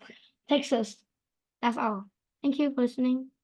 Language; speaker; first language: English; non-native, learner; Vietnamese